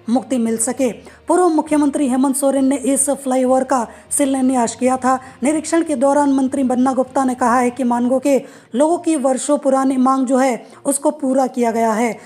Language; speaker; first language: Hindi; native; Hindi